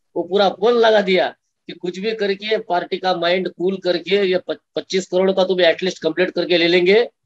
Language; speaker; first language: Hindi; non-native, local second language; Marathi